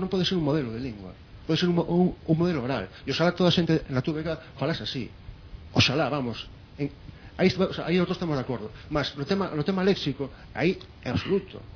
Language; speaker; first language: Galician; non-native, local second language; Spanish